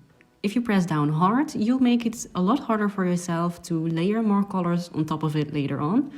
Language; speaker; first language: English; non-native, fluent; Dutch